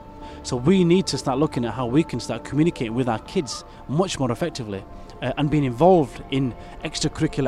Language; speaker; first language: English; native; English